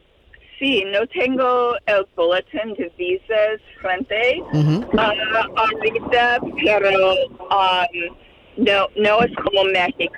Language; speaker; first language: Spanish; non-native, fluent; English